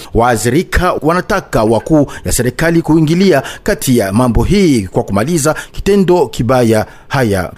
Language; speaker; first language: Swahili; non-native, local second language; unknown